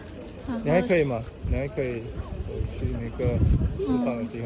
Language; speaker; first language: Chinese; non-native, learner; English